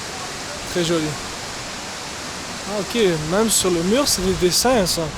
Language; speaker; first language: French; non-native, local second language; Arabic